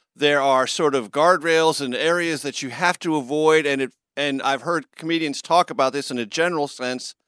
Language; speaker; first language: English; native; English